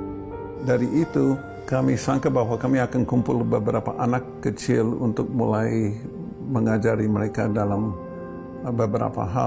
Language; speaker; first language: Indonesian; non-native, fluent; English